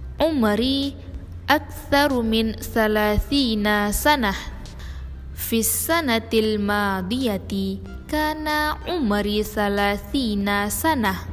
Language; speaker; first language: Arabic; non-native, learner; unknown